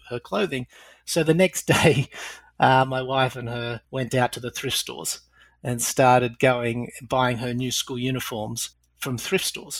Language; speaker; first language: English; native; English